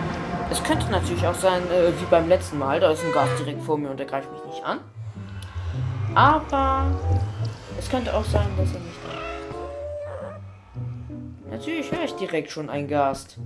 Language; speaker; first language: German; native; German